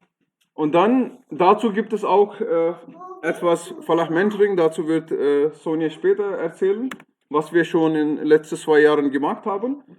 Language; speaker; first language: German; non-native, fluent; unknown